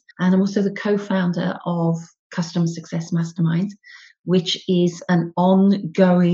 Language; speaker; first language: English; native; English